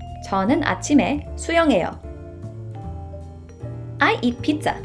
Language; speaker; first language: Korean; non-native, fluent; English